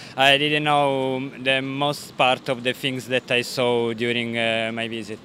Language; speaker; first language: English; non-native, fluent; Italian